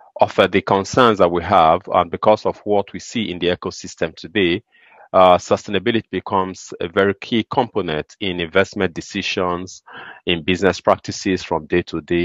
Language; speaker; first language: English; non-native, local second language; Igbo